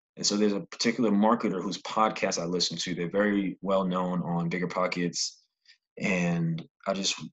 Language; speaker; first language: English; native; English